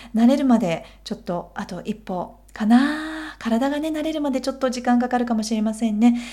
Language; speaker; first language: Japanese; native; Japanese